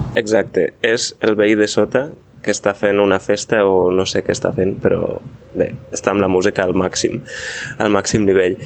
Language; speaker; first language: Catalan; native; Catalan